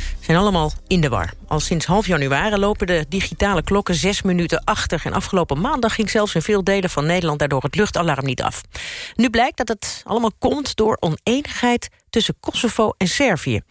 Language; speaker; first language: Dutch; native; Dutch